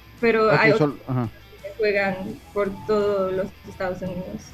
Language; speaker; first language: Spanish; early bilingual, heritage; English